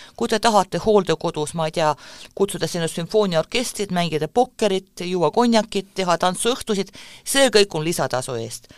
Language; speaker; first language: Estonian; non-native, local second language; Russian